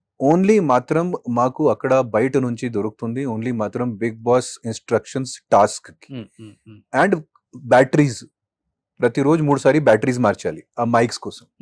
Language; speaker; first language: Telugu; non-native, fluent; Hindi